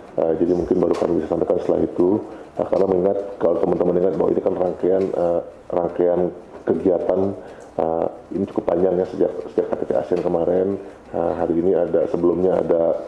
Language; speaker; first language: Indonesian; native; Indonesian